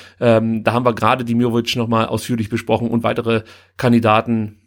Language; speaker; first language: German; native; German